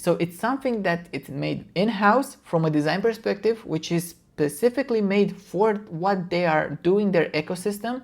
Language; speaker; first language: English; non-native, fluent; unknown